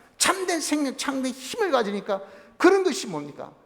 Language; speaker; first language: Korean; native; Korean